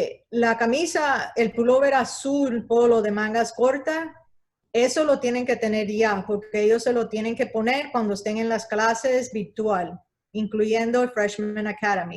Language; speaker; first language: Spanish; early bilingual, heritage; Spanish